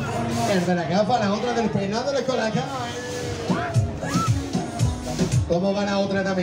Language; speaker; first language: Spanish; native; Spanish